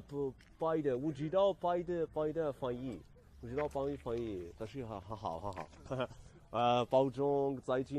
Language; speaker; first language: Chinese; non-native, learner; Arabic